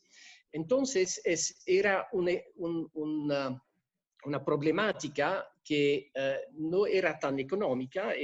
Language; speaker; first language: Spanish; non-native, fluent; French